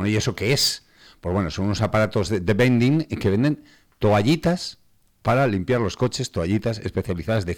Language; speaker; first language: Spanish; native; Spanish